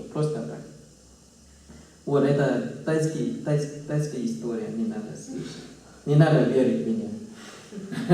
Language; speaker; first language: Russian; non-native, fluent; Thai